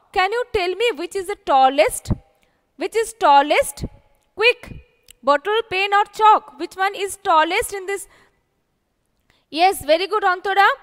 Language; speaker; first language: English; non-native, local second language; Bangla